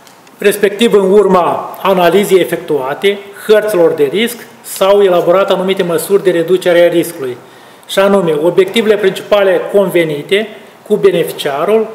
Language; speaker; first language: Romanian; native; Romanian